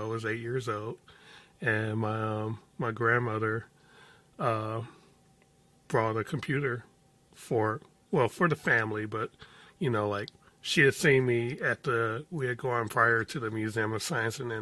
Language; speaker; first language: English; native; English